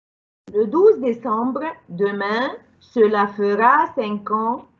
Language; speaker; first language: French; non-native, fluent; Arabic